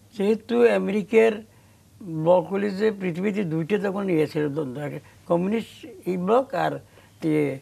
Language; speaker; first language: Bangla; native; Bangla